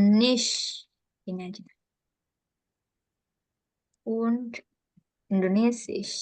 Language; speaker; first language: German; non-native, fluent; Indonesian